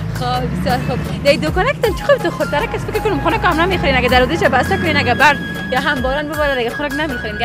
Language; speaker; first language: Persian; native; Persian